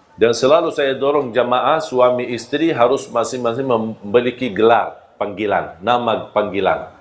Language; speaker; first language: Malay; non-native, fluent; Arabic